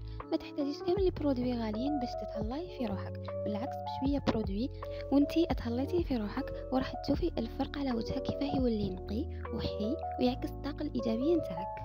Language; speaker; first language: Arabic; native; Arabic